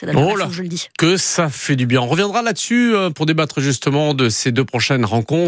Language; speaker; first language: French; native; French